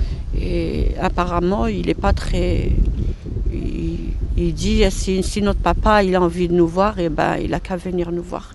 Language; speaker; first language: French; non-native, local second language; Arabic